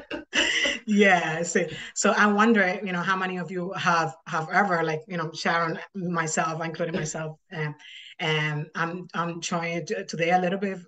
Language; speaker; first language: English; non-native, fluent; Spanish